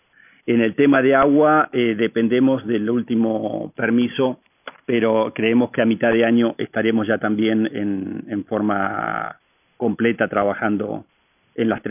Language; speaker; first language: Spanish; native; Spanish